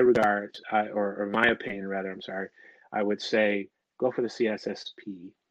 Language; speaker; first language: English; native; English